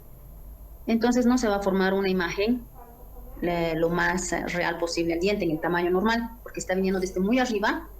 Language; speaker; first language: Spanish; native; Spanish